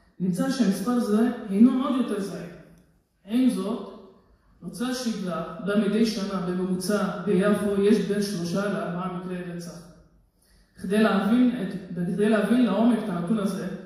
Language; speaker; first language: Hebrew; non-native, local second language; Arabic